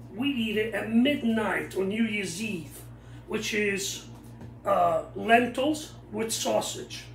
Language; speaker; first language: English; non-native, fluent; Italian